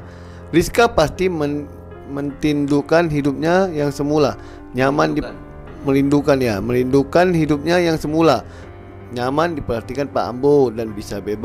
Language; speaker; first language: Indonesian; native; Indonesian